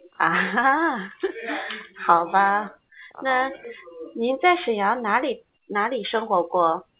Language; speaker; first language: Chinese; native; Chinese